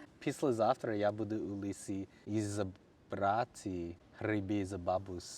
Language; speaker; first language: Ukrainian; non-native, learner; English